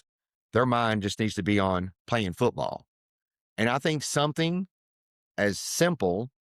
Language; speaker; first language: English; native; English